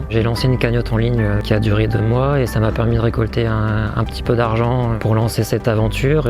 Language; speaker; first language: French; native; French